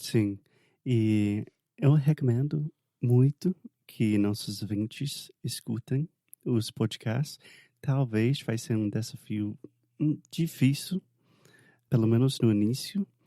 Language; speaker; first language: Portuguese; non-native, fluent; English